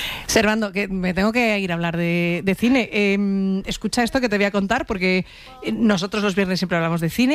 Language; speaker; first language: Spanish; native; Spanish